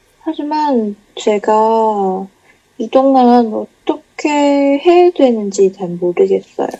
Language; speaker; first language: Korean; non-native, learner; Chinese